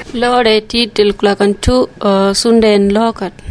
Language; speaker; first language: Danish; non-native, learner; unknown